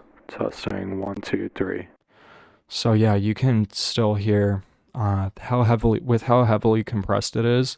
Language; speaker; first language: English; native; English